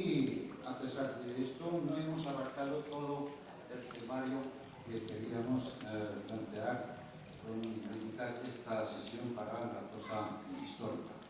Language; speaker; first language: Spanish; non-native, fluent; Arabic